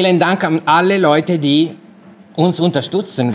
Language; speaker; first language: German; non-native, fluent; Italian